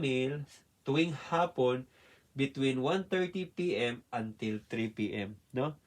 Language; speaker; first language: English; non-native, learner; Filipino